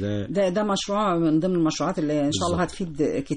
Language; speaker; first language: Arabic; native; Arabic